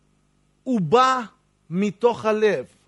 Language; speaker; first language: Hebrew; non-native, fluent; Russian